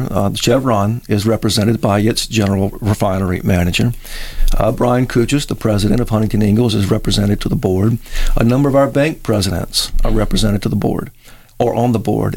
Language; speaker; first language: English; native; English